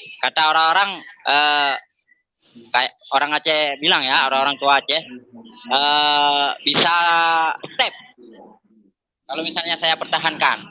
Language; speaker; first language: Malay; non-native, local second language; Achinese